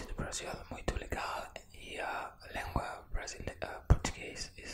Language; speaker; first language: Portuguese; non-native, learner; Spanish